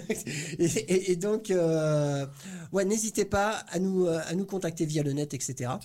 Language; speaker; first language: French; native; French